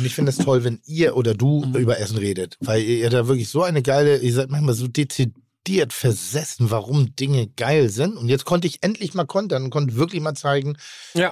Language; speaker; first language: German; native; German